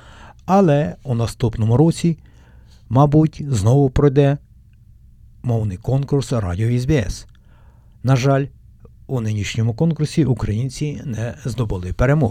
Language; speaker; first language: Ukrainian; native; Ukrainian